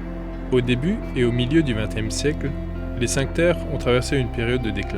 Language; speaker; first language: French; native; French